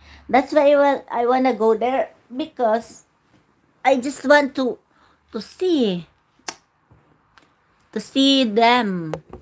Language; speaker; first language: English; non-native, local second language; Cebuano